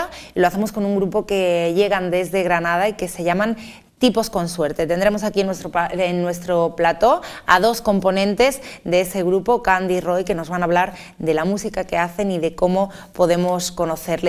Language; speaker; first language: Spanish; native; Spanish